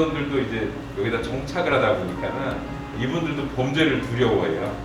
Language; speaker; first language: Korean; native; Korean